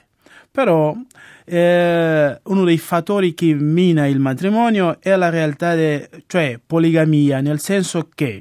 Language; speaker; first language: Italian; non-native, fluent; Portuguese